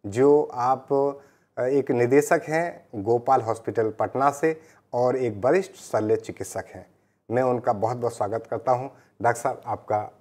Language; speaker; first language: Hindi; native; Hindi